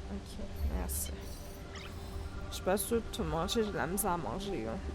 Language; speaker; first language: French; native; French